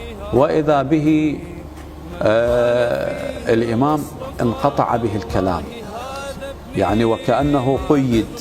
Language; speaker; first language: Arabic; native; Arabic